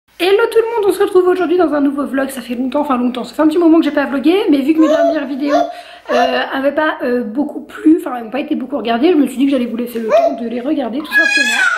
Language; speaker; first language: French; native; French